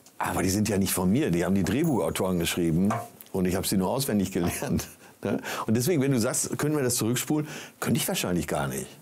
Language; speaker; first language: German; native; German